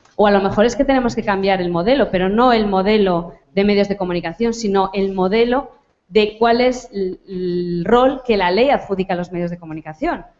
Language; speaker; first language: Spanish; non-native, local second language; Galician